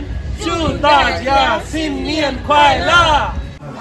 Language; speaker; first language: Chinese; non-native, learner; Urdu